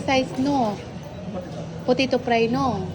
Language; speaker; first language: Japanese; non-native, learner; Filipino